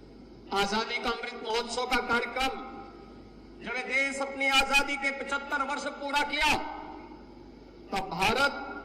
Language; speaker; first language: Hindi; native; Hindi